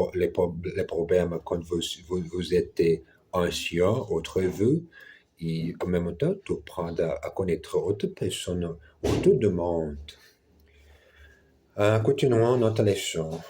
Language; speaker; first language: French; non-native, learner; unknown